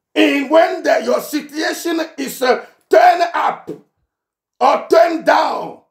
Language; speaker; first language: English; non-native, fluent; Ewe